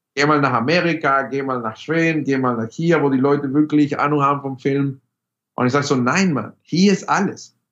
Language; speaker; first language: German; non-native, fluent; Spanish